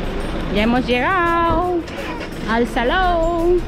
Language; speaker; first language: Spanish; non-native, learner; Filipino